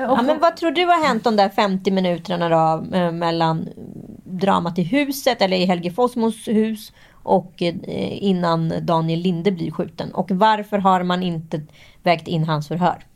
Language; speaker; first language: Swedish; native; Swedish